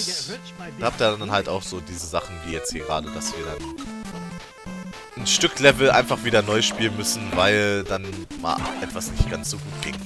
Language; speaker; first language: German; native; German